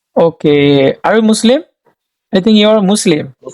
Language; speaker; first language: English; non-native, learner; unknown